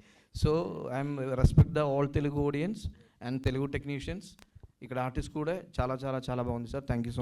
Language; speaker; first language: Telugu; non-native, learner; Malayalam